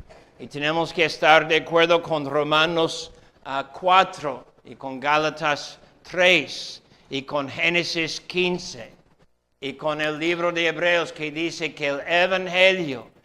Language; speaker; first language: Spanish; non-native, fluent; English